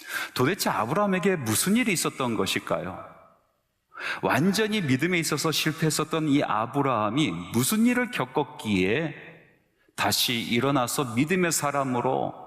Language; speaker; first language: Korean; native; Korean